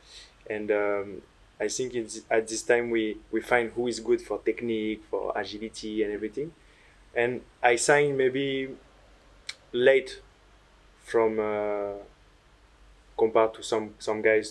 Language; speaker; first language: English; non-native, learner; French